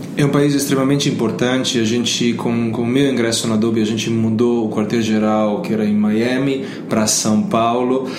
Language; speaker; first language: Portuguese; non-native, fluent; Italian